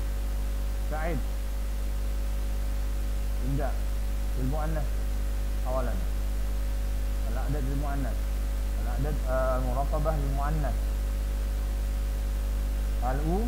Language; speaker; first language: Arabic; non-native, fluent; Indonesian